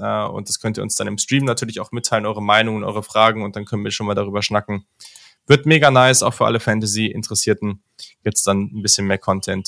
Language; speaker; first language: German; native; German